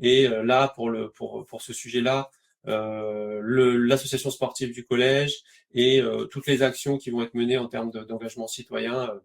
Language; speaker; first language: French; native; French